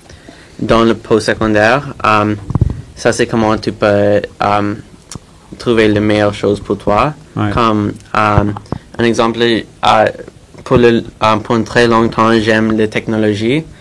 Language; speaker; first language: French; non-native, local second language; English